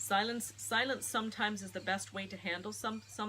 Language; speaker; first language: English; native; English